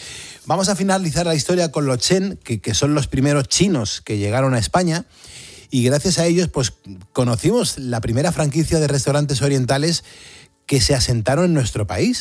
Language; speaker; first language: Spanish; native; Spanish